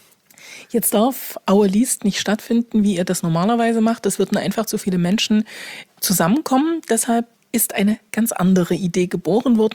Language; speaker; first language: German; native; German